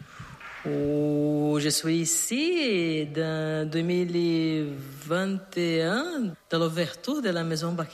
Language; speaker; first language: French; non-native, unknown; Portuguese